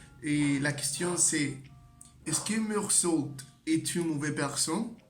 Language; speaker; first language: French; non-native, learner; Spanish